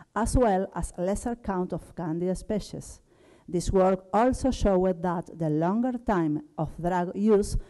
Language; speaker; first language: English; non-native, learner; Spanish